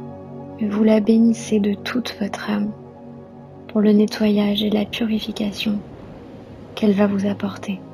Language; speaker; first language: French; native; French